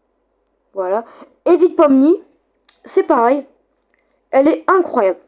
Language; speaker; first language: French; native; French